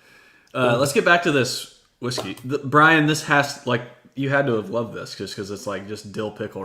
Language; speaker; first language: English; native; English